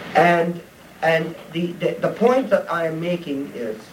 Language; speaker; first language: English; non-native, fluent; Arabic